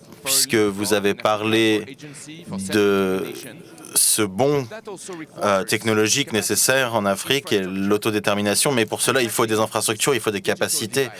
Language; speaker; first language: French; native; French